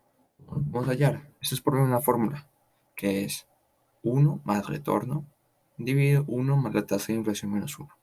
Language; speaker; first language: Spanish; native; Spanish